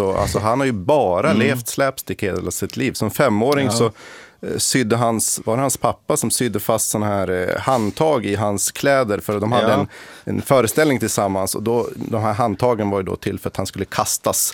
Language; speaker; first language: Swedish; native; Swedish